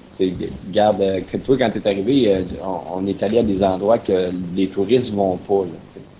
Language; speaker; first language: French; native; French